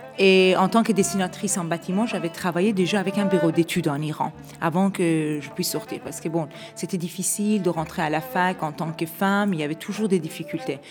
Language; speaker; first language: French; non-native, fluent; Persian